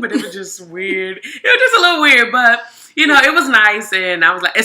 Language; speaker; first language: English; native; English